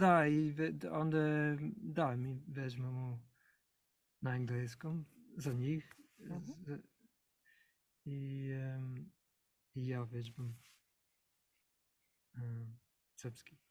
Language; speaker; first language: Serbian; non-native, learner; English